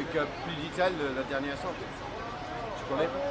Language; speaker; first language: French; non-native, fluent; English